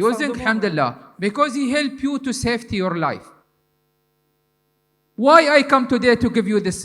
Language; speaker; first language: English; non-native, learner; Arabic